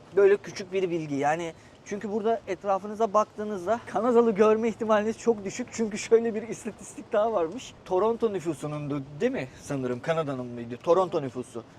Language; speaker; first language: Turkish; native; Turkish